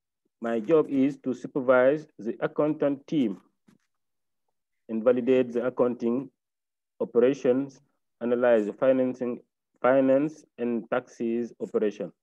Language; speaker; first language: English; non-native, learner; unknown